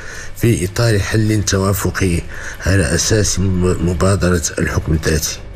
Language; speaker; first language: Arabic; native; Arabic